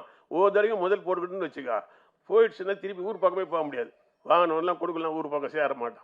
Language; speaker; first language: Tamil; native; Tamil